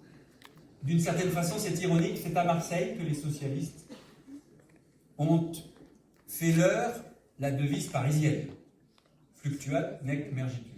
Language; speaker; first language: French; native; French